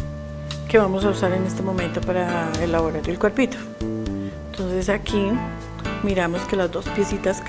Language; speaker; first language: Spanish; native; Spanish